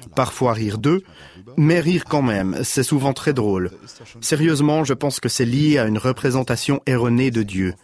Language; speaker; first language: French; non-native, fluent; German